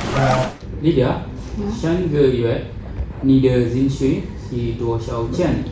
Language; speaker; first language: Chinese; non-native, learner; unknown